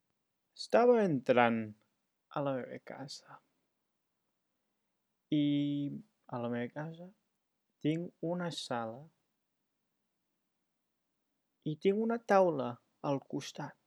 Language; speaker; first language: Catalan; non-native, learner; English